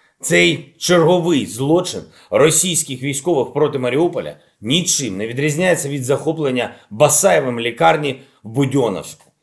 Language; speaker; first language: Ukrainian; non-native, local second language; Russian